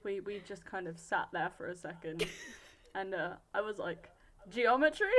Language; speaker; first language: English; native; English